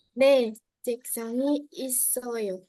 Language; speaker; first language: Korean; non-native, learner; Indonesian